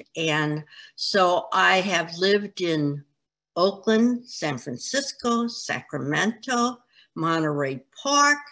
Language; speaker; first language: English; native; English